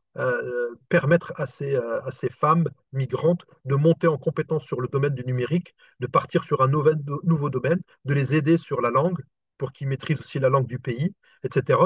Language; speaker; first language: French; native; French